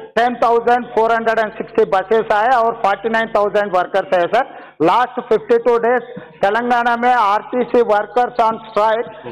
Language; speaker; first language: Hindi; non-native, local second language; Telugu